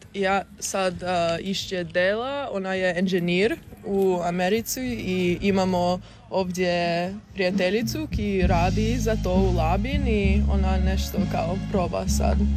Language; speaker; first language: Serbian; early bilingual, heritage; English